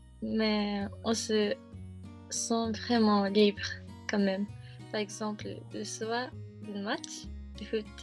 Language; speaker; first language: French; non-native, learner; Japanese